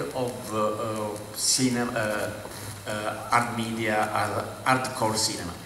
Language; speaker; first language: English; non-native, learner; Italian